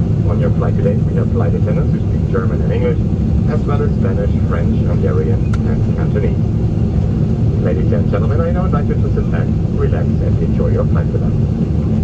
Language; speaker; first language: English; non-native, fluent; German